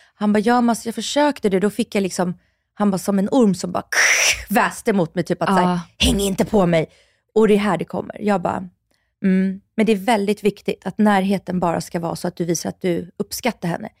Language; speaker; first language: Swedish; non-native, fluent; Russian